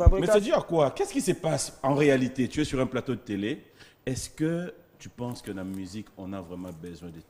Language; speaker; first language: French; non-native, local second language; Lingala